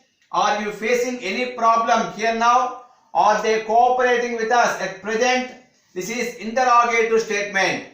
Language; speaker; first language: English; non-native, local second language; Telugu